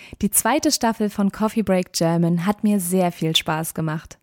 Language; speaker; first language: German; native; German